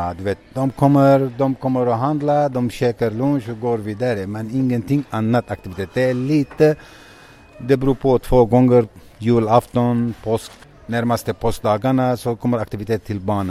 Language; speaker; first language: Swedish; non-native, fluent; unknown